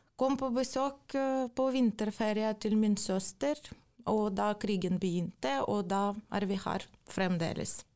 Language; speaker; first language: Norwegian; non-native, fluent; Ukrainian